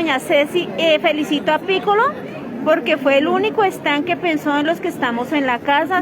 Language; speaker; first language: Spanish; native; Spanish